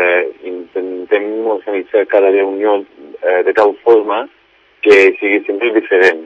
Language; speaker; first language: Catalan; non-native, fluent; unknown